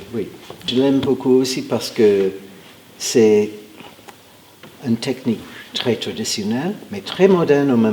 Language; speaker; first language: French; non-native, fluent; English